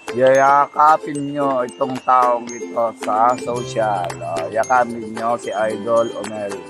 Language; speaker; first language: Filipino; non-native, local second language; Iloko